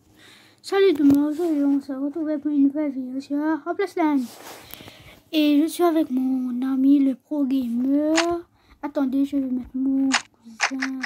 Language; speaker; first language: French; non-native, local second language; Morisyen